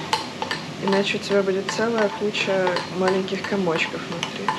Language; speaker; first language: Russian; native; Russian